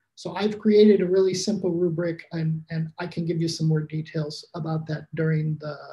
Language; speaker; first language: English; native; English